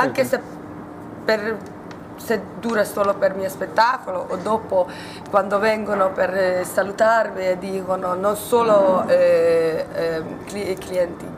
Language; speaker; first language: Italian; non-native, learner; Hungarian